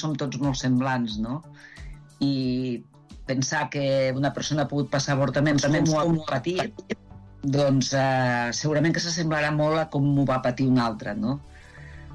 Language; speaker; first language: Catalan; native; Catalan